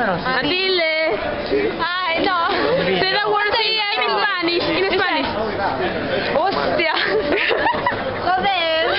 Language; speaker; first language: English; non-native, learner; Spanish